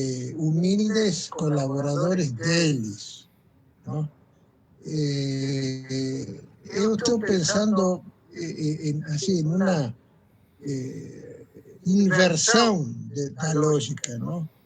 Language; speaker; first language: Portuguese; non-native, fluent; Spanish